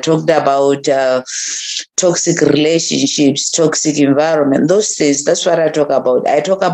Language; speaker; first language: English; non-native, local second language; Tswana